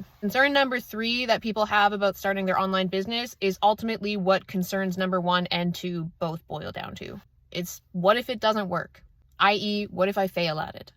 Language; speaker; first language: English; native; English